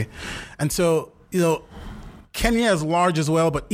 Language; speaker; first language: English; non-native, local second language; Yoruba